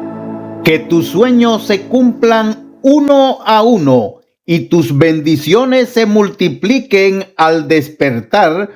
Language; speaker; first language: Spanish; native; Spanish